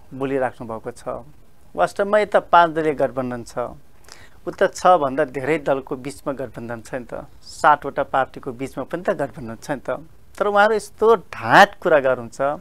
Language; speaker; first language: Nepali; non-native, local second language; Dangaura Tharu